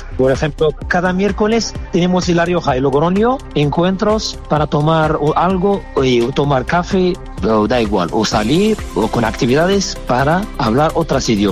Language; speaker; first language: Spanish; non-native, fluent; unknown